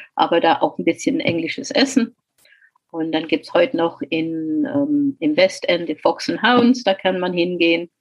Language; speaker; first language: German; non-native, fluent; English